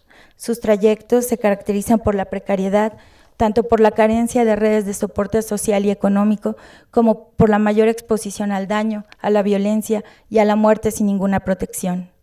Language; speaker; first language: Spanish; native; Spanish